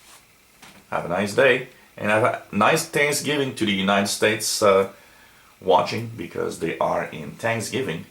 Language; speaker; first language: English; non-native, local second language; French